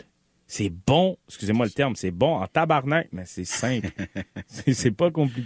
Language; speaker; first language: French; native; French